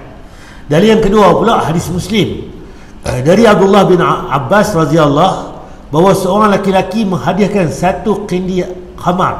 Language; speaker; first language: Malay; native; Malay